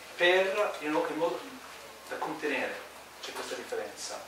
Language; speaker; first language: Italian; non-native, fluent; English